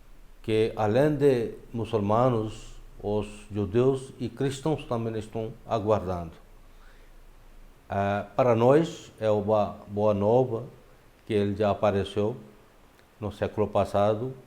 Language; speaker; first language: Portuguese; non-native, fluent; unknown